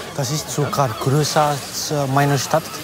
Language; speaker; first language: German; non-native, learner; Malagasy